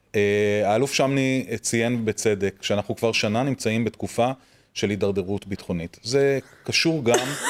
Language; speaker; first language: Hebrew; native; Hebrew